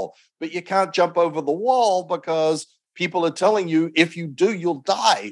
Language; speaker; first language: English; native; English